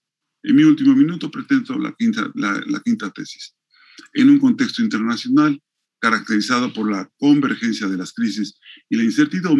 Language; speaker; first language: Spanish; native; Spanish